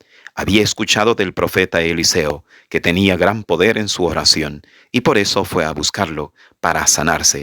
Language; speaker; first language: Spanish; native; Spanish